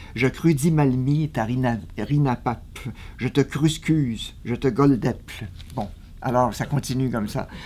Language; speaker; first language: French; native; French